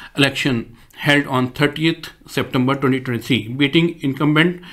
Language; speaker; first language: English; non-native, local second language; Urdu